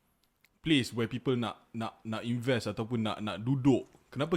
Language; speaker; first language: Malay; native; Malay